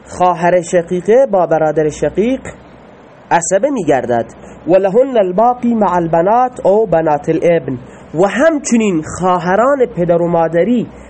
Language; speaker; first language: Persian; non-native, local second language; Baluchi